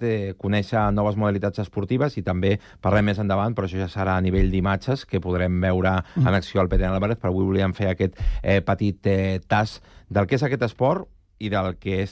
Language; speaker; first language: Catalan; native; Catalan